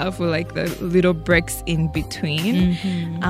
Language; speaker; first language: English; non-native, local second language; Ganda